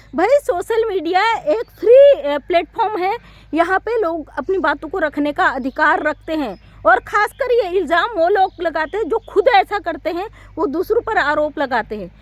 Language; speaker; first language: Hindi; native; Hindi